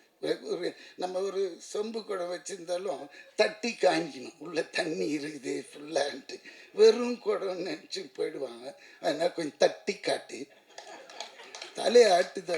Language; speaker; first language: Tamil; native; Tamil